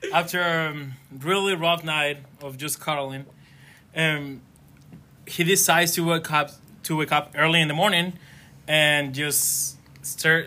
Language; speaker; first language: English; non-native, fluent; Spanish